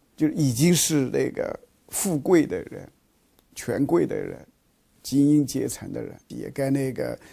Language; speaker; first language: Chinese; native; Chinese